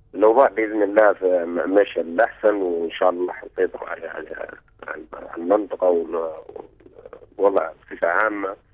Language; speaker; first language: Arabic; native; Arabic